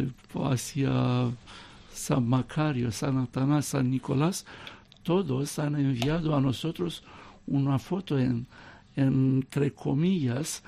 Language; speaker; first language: Spanish; non-native, fluent; Romanian